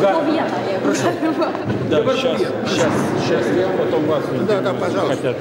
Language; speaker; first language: Russian; non-native, fluent; Lithuanian